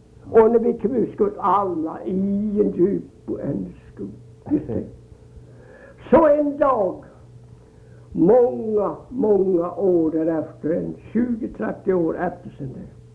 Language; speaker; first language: Swedish; early bilingual, heritage; Swedish